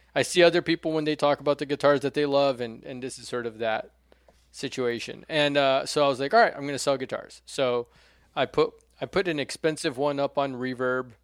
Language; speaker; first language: English; non-native, fluent; Portuguese